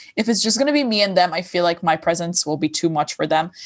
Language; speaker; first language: English; non-native, fluent; Arabic